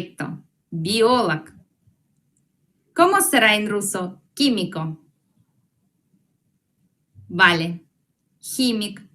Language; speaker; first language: Spanish; non-native, fluent; Russian